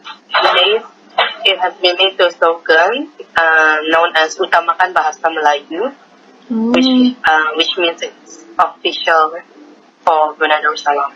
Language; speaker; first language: English; non-native, local second language; Malay